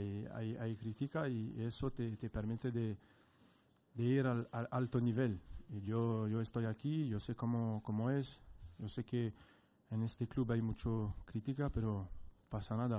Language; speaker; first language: Spanish; non-native, fluent; French